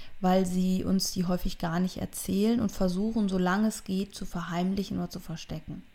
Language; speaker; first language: German; native; German